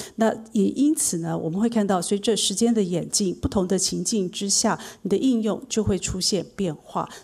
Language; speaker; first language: Chinese; native; Chinese